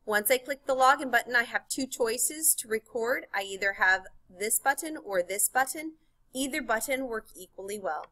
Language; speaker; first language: English; native; English